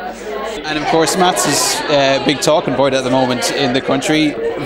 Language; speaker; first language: English; native; English